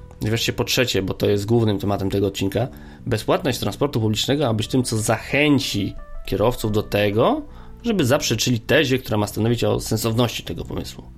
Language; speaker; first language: Polish; native; Polish